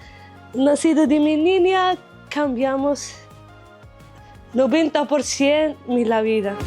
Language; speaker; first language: Spanish; non-native, learner; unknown